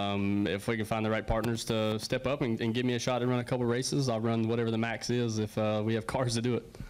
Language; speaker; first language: English; native; English